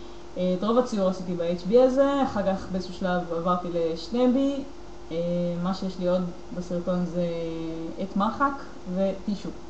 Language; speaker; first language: Hebrew; native; Hebrew